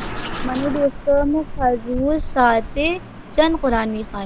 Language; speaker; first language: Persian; non-native, learner; Urdu